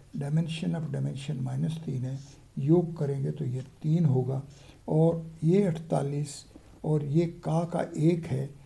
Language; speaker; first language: Hindi; native; Hindi